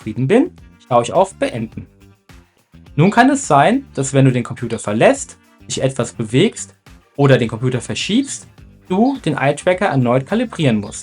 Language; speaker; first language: German; native; German